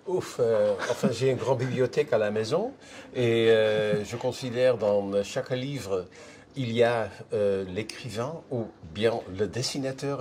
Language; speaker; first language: French; non-native, fluent; Dutch